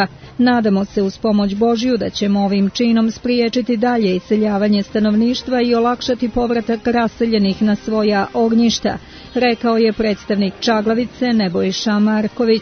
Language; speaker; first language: Croatian; native; Croatian